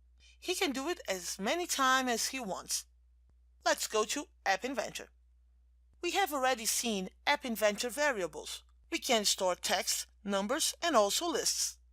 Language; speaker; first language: English; non-native, fluent; Portuguese